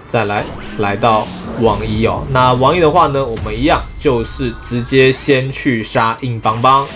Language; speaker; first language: Chinese; native; Chinese